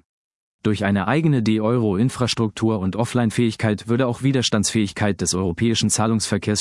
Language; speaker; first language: German; native; German